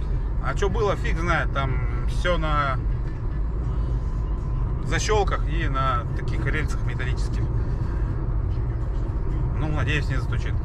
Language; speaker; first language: Russian; native; Russian